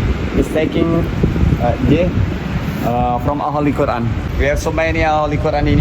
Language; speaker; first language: English; non-native, learner; Indonesian